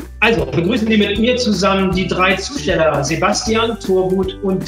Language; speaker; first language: German; native; German